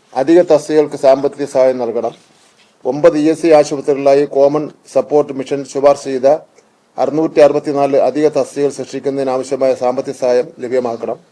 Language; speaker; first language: Malayalam; native; Malayalam